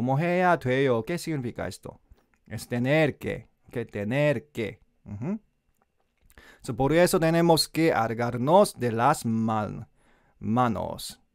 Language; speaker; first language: Spanish; non-native, learner; Korean